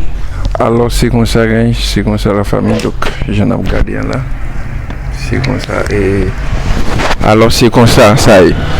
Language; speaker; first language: French; non-native, learner; Haitian Creole